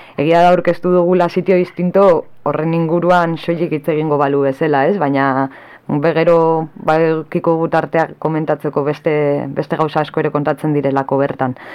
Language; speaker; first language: Basque; native; Basque